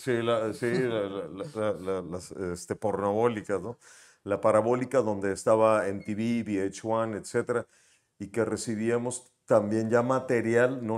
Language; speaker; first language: Spanish; native; Spanish